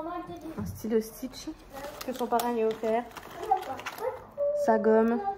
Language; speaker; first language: French; native; French